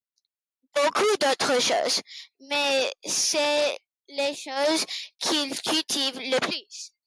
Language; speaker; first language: French; non-native, learner; English